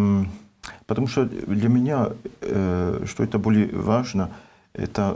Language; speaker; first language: Russian; non-native, learner; French